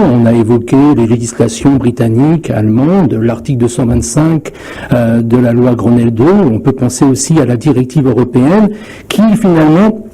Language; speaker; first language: French; native; French